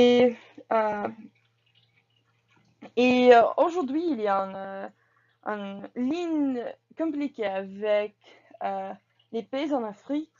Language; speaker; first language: French; non-native, learner; English